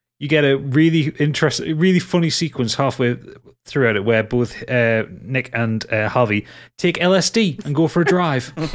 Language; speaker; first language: English; native; English